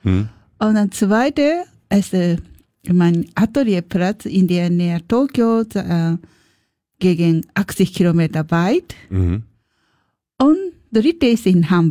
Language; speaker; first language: German; non-native, learner; Japanese